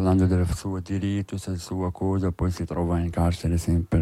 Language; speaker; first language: Italian; non-native, learner; Arabic